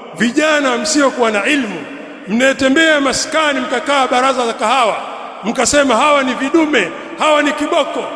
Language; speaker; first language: Swahili; native; Swahili